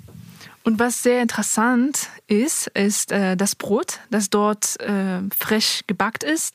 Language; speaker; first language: German; non-native, fluent; Persian